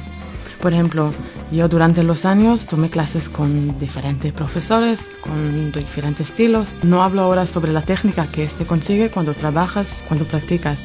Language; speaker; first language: Spanish; non-native, fluent; Hebrew